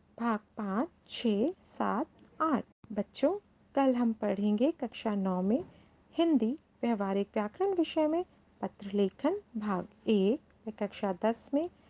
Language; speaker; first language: Hindi; native; Hindi